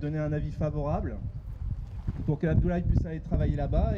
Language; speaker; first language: French; native; French